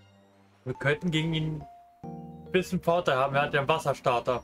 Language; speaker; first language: German; native; German